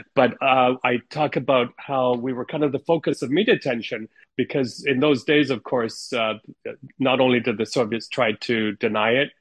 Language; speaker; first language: English; non-native, fluent; Ukrainian